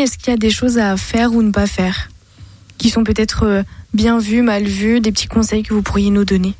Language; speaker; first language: French; native; French